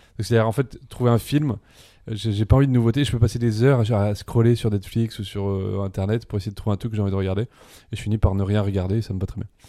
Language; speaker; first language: French; early bilingual, other home language; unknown